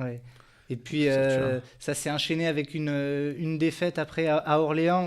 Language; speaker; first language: French; native; French